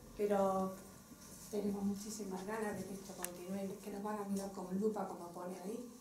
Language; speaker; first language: Spanish; native; Spanish